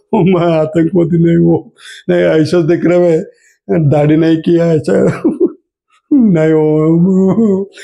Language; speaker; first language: Hindi; non-native, local second language; Marathi